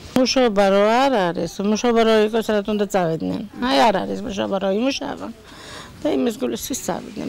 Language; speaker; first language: Georgian; non-native, local second language; Assyrian Neo-Aramaic